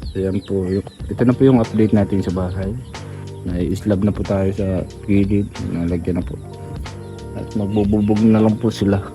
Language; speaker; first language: Filipino; non-native, local second language; Bikol